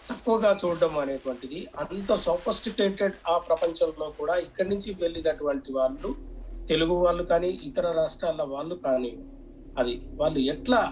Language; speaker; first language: Telugu; native; Telugu